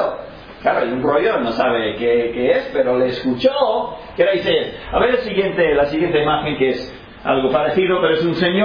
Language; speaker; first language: Spanish; non-native, fluent; English